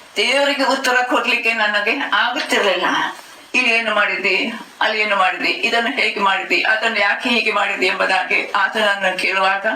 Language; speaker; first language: Kannada; non-native, fluent; German